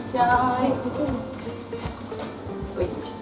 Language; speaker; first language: Japanese; native; Japanese